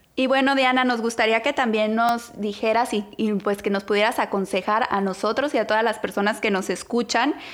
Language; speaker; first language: Spanish; native; Spanish